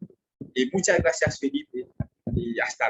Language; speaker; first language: Spanish; non-native, fluent; French